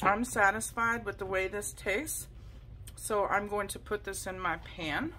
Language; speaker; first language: English; native; English